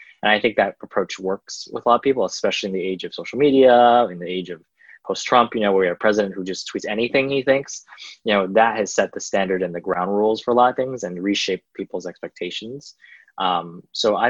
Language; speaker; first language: English; native; English